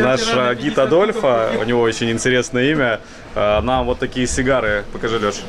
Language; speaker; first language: Russian; native; Russian